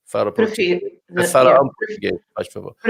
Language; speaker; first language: Portuguese; non-native, learner; English